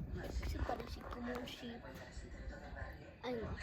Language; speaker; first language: Spanish; early bilingual, other home language; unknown